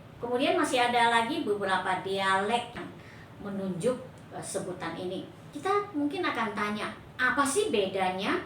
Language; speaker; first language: Indonesian; native; Indonesian